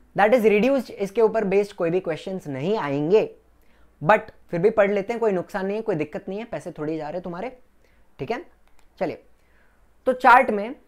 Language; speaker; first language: Hindi; non-native, local second language; Gujarati